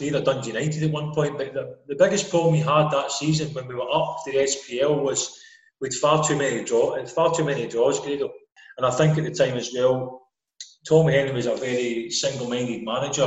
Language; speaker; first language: English; native; English